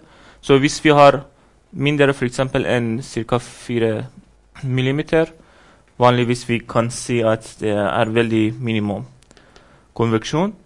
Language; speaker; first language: Norwegian; non-native, fluent; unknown